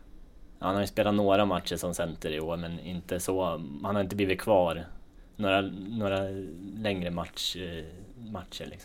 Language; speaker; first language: Swedish; native; Swedish